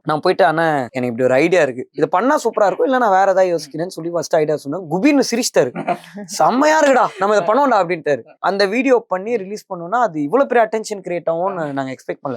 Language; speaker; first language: Tamil; native; Tamil